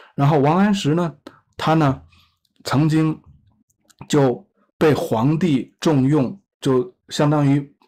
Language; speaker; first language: Chinese; native; Chinese